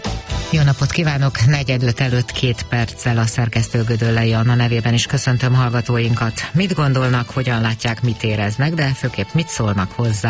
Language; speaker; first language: Hungarian; native; Hungarian